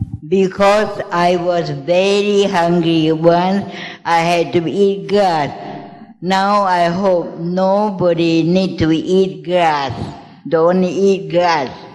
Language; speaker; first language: English; non-native, fluent; Min Nan Chinese